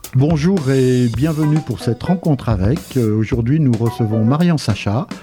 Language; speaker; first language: French; native; French